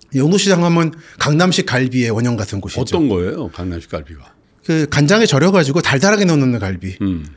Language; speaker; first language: Korean; native; Korean